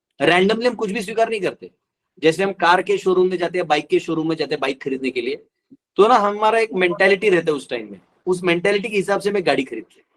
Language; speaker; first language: Hindi; non-native, local second language; Marathi